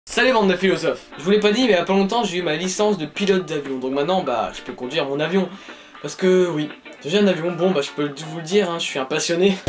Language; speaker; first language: French; native; French